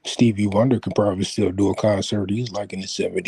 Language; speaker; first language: English; native; English